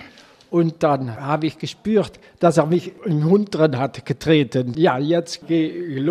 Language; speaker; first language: German; non-native, learner; Dutch